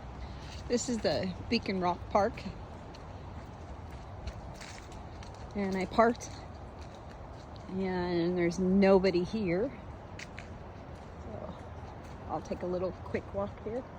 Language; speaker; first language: English; native; English